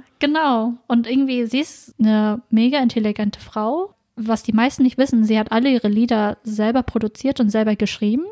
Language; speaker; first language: German; early bilingual, other home language; Vietnamese